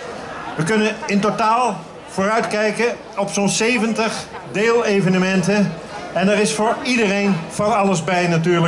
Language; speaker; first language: Dutch; native; Dutch